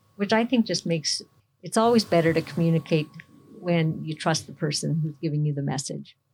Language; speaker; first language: English; native; English